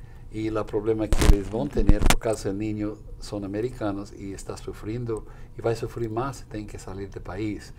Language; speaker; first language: Spanish; non-native, fluent; Portuguese